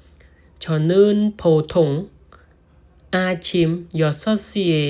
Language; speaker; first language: Korean; non-native, learner; Khmer